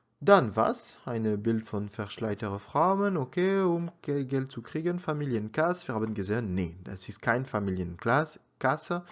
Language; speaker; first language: German; non-native, learner; French